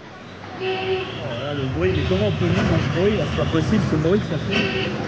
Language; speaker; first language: French; native; French